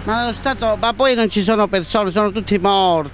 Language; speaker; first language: Italian; native; Italian